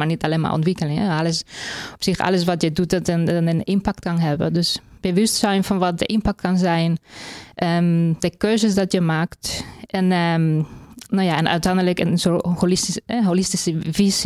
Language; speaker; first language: Dutch; non-native, fluent; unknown